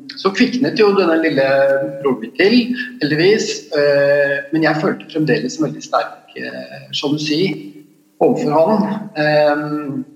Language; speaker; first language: Norwegian; native; Norwegian